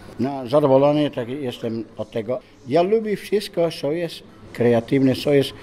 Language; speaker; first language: Polish; non-native, learner; Dutch